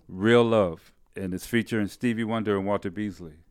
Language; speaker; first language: English; native; English